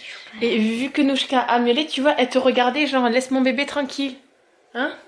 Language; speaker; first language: French; native; French